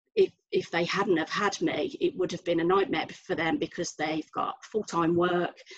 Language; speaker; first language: English; native; English